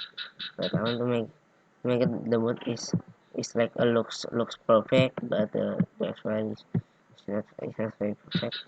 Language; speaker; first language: English; non-native, learner; Indonesian